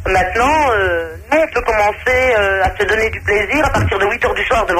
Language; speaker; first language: French; native; French